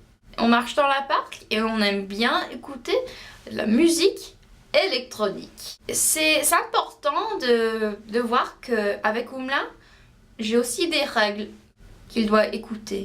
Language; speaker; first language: French; non-native, learner; English